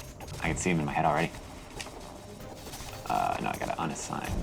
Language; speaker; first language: English; native; English